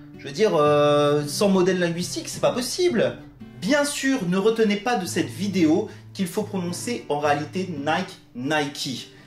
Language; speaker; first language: French; native; French